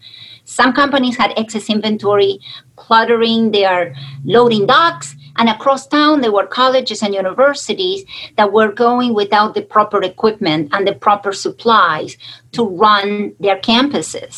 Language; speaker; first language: English; non-native, fluent; Spanish